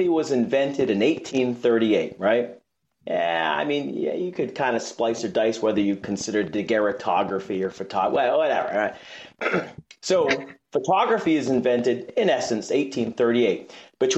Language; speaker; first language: English; native; English